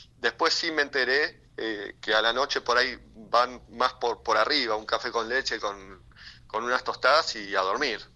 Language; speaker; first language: Spanish; native; Spanish